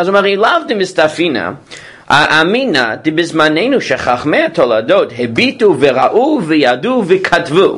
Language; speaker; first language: Hebrew; non-native, fluent; English